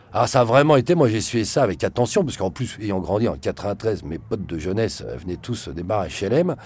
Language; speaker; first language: French; native; French